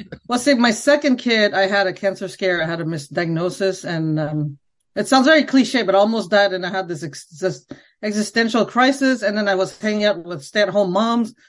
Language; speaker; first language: English; non-native, fluent; Khmer